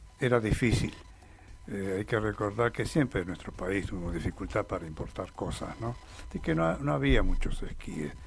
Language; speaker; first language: Spanish; native; Spanish